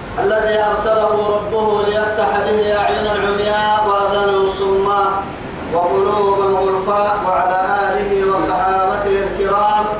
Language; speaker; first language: Arabic; non-native, fluent; Afar